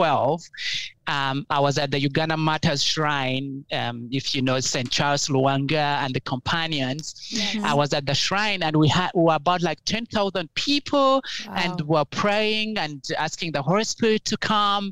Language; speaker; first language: English; non-native, local second language; Ganda